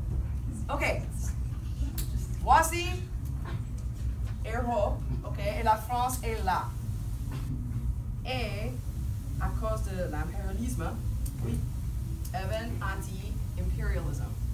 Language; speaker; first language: French; non-native, fluent; English